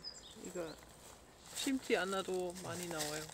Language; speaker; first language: Korean; non-native, fluent; German